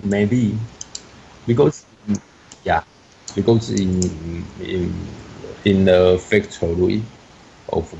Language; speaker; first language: English; non-native, learner; Chinese